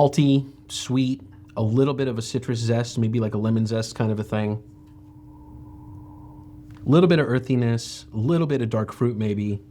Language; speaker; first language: English; native; English